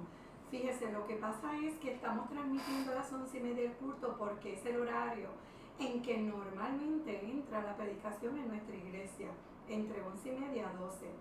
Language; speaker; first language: Spanish; native; Spanish